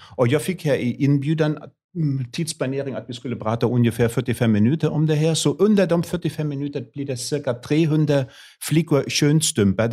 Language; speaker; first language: Swedish; non-native, fluent; German